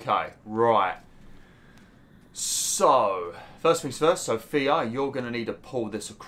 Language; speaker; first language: English; native; English